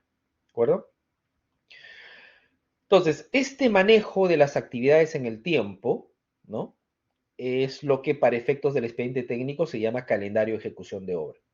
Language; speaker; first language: Spanish; native; Spanish